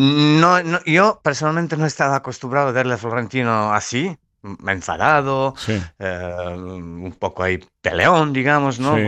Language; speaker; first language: Spanish; non-native, fluent; Serbian